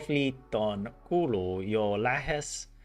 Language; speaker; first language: Finnish; non-native, learner; English